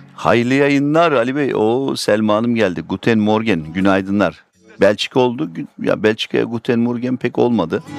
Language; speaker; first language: Turkish; early bilingual, heritage; Turkish